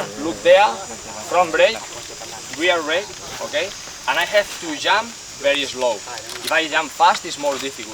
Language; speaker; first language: English; non-native, fluent; Spanish